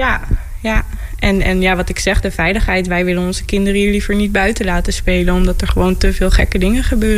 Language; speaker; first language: Dutch; native; Dutch